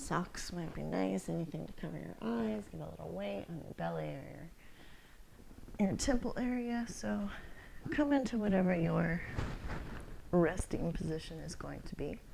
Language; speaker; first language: English; native; English